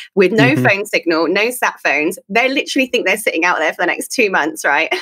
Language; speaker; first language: English; native; English